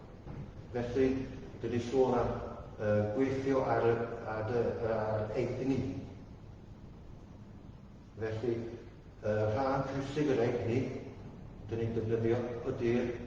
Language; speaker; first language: Welsh; non-native, fluent; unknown